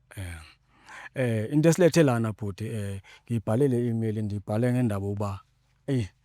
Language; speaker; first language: Zulu; non-native, local second language; Xhosa